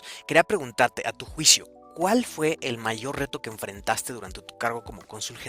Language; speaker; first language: Spanish; native; Spanish